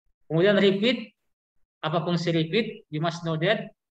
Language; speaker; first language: English; non-native, learner; Indonesian